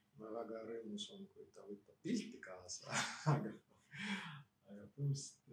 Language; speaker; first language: Estonian; non-native, local second language; Russian